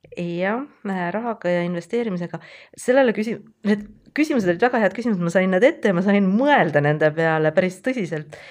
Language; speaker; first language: Estonian; native; Estonian